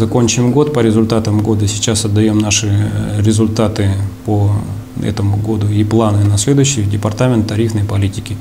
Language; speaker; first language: Russian; native; Russian